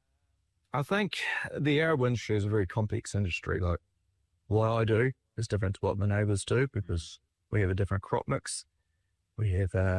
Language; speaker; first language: English; native; English